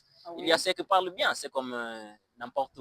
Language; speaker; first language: French; non-native, fluent; Portuguese